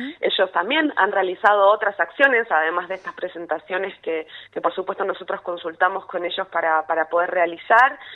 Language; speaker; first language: Spanish; native; Spanish